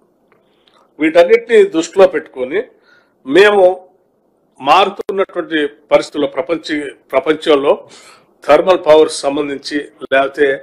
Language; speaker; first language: Telugu; native; Telugu